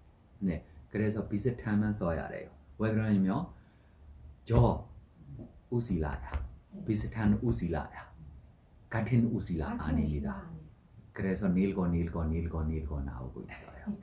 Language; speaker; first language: Korean; non-native, learner; Burmese